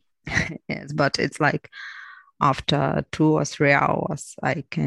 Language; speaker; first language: English; non-native, learner; Ukrainian